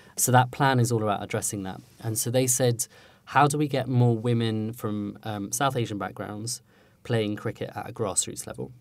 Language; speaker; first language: English; native; English